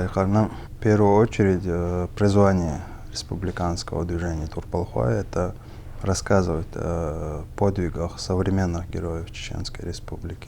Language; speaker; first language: Russian; non-native, local second language; Chechen